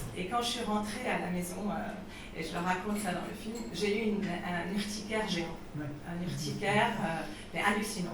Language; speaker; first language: French; non-native, local second language; Arabic